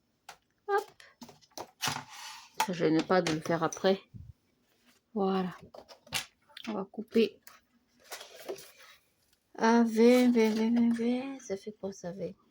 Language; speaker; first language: French; native; French